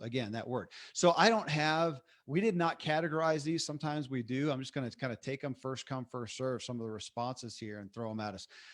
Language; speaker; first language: English; native; English